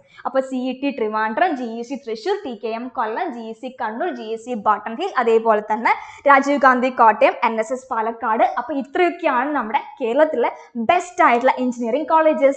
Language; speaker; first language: Malayalam; native; Malayalam